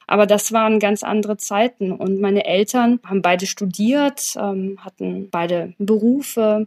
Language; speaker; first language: German; early bilingual, other home language; Polish